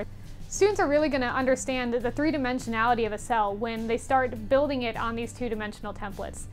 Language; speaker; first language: English; native; English